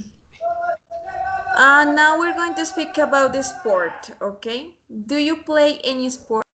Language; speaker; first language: English; non-native, fluent; Spanish